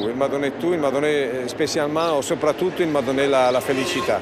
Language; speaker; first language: French; non-native, learner; Italian